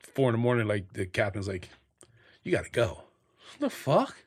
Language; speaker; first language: English; native; English